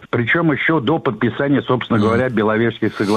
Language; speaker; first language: Russian; native; Russian